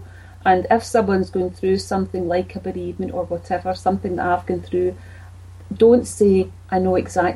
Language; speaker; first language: English; native; English